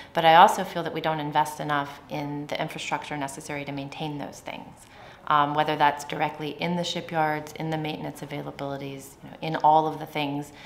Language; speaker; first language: English; native; English